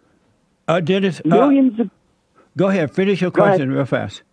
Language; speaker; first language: English; native; English